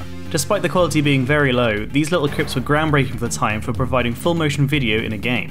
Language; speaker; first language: English; native; English